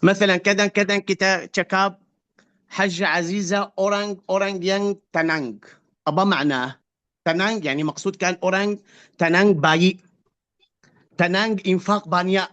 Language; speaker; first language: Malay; non-native, fluent; Arabic